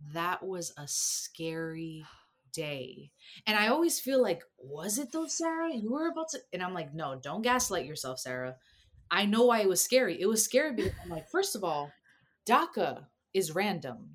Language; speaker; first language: English; early bilingual, other home language; Spanish